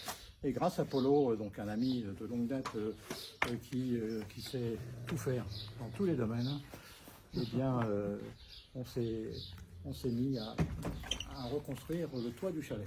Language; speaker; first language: French; native; French